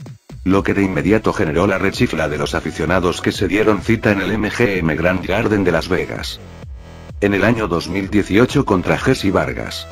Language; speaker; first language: Spanish; native; Spanish